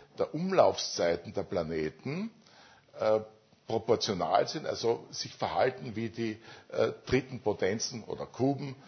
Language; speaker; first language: German; native; German